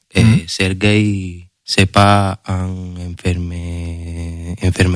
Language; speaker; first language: French; non-native, learner; Spanish